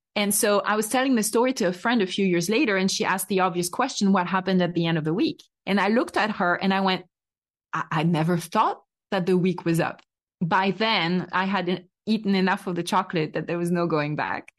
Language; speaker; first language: English; non-native, fluent; French